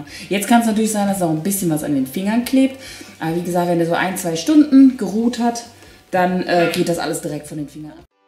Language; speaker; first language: German; native; German